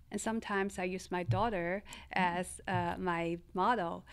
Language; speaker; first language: English; non-native, fluent; Chinese